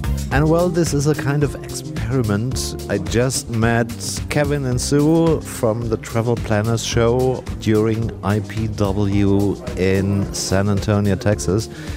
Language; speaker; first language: English; non-native, fluent; German